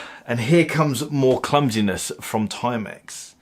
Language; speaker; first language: English; native; English